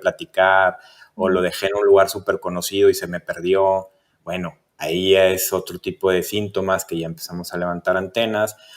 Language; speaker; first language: Spanish; native; Spanish